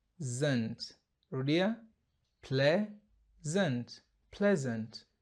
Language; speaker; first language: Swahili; native; Swahili